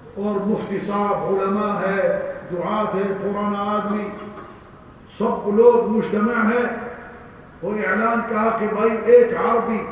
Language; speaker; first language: Urdu; non-native, learner; Arabic